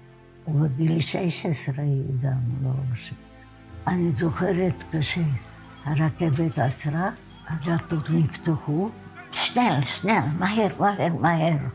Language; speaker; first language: Hebrew; non-native, fluent; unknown